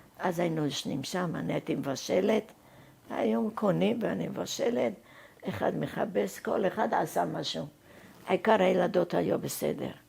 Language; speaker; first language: Hebrew; non-native, fluent; Arabic